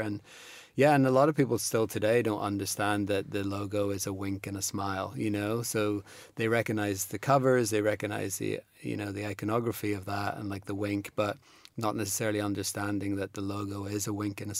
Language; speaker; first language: English; native; English